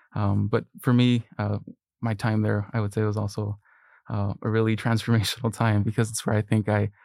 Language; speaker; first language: English; early bilingual, other home language; Spanish